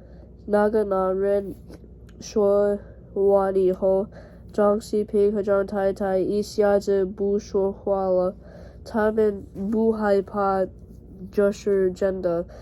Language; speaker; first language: Chinese; non-native, learner; English